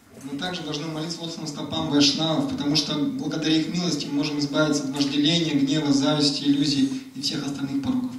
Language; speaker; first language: Russian; native; Russian